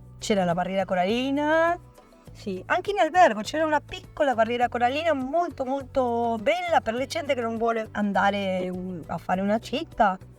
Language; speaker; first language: Italian; non-native, fluent; Spanish